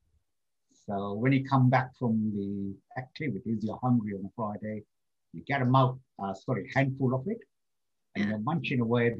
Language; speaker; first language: English; non-native, local second language; Gujarati